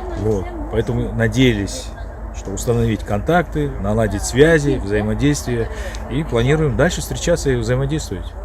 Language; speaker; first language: Russian; native; Russian